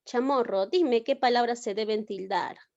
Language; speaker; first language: Spanish; native; Spanish